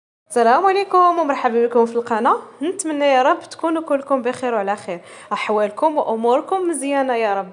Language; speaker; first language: Arabic; native; Arabic